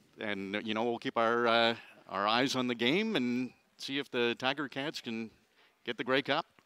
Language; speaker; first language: English; native; English